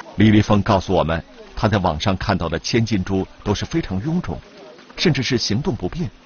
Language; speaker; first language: Chinese; native; Chinese